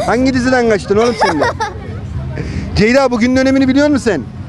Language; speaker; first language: Turkish; native; Turkish